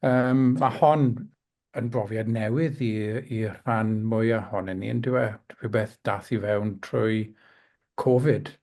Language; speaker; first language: Welsh; non-native, local second language; English